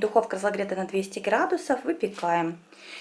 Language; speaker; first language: Russian; native; Russian